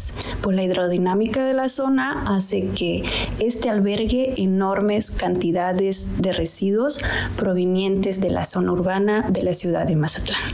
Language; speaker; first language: Spanish; native; Spanish